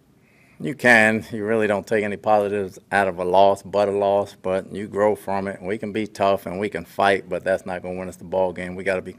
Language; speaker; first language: English; native; English